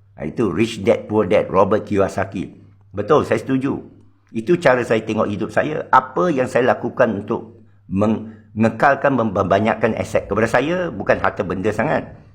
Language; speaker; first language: Malay; non-native, local second language; Chinese